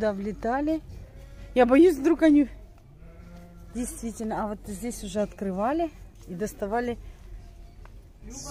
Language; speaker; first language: Russian; native; Russian